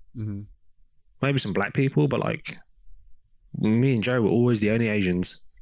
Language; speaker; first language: English; native; English